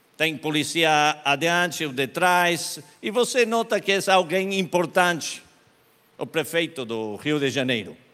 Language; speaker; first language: Portuguese; non-native, learner; Spanish